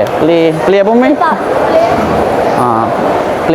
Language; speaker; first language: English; non-native, local second language; Malay